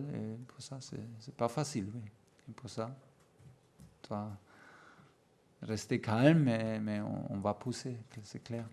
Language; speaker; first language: French; non-native, fluent; German